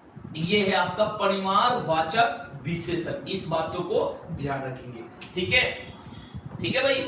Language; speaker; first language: Hindi; native; Hindi